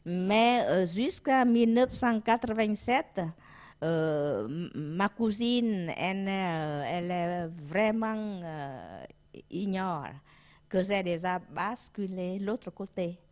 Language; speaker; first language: French; non-native, learner; Vietnamese